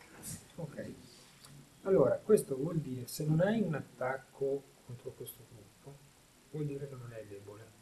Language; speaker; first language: Italian; native; Italian